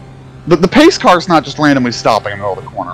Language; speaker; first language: English; native; English